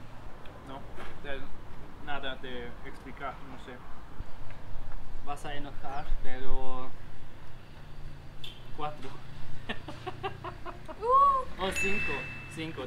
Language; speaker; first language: Spanish; non-native, learner; German